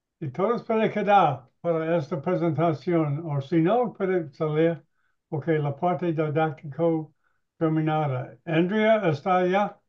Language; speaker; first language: Spanish; non-native, learner; English